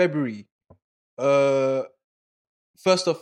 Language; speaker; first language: English; non-native, local second language; Yoruba